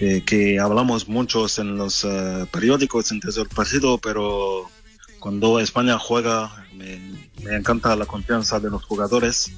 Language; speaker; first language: Spanish; non-native, fluent; French